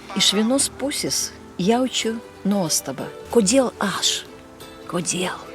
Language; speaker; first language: Lithuanian; non-native, fluent; Russian